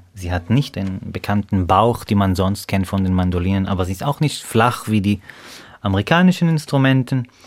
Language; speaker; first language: German; non-native, fluent; Hebrew